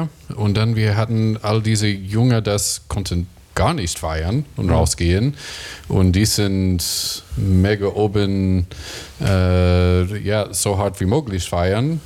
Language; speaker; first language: German; non-native, learner; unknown